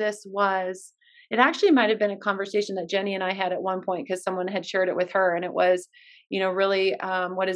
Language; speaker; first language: English; native; English